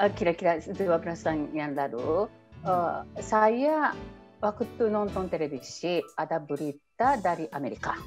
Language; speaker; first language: Indonesian; non-native, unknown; Japanese